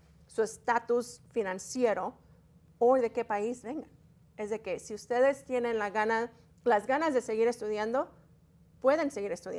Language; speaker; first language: Spanish; early bilingual, heritage; Spanish